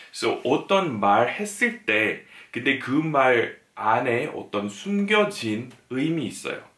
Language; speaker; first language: Korean; non-native, fluent; English